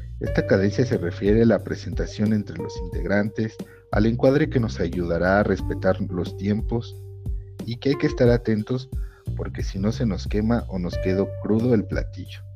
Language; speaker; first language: Spanish; native; Spanish